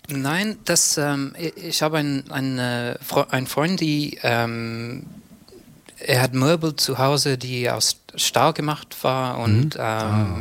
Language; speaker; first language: German; non-native, learner; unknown